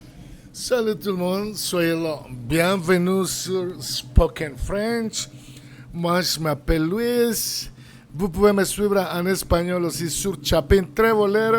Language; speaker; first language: French; non-native, fluent; Spanish